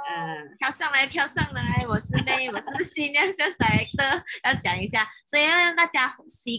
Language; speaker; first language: Chinese; native; Chinese